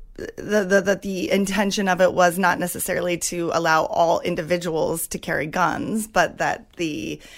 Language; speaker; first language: English; native; English